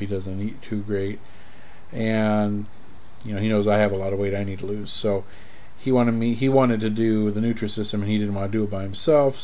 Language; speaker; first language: English; native; English